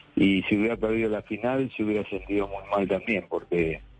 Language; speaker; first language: Spanish; native; Spanish